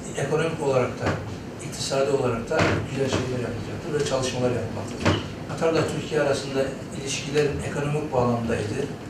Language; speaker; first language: Turkish; non-native, fluent; Arabic